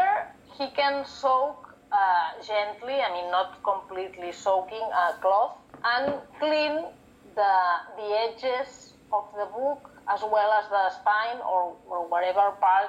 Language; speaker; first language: English; non-native, fluent; Catalan